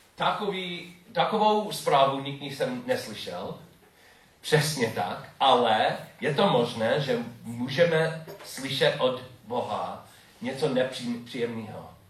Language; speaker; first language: Czech; non-native, fluent; English